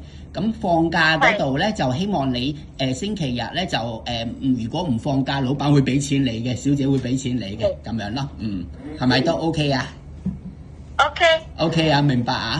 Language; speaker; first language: Cantonese; native; Cantonese